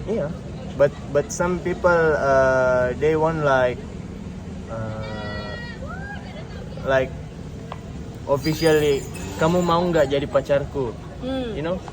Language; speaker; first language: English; non-native, fluent; Indonesian